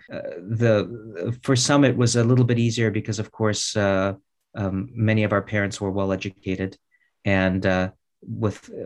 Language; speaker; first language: English; early bilingual, other home language; Russian